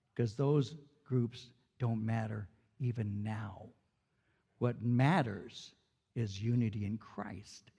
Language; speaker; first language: English; early bilingual, other home language; Spanish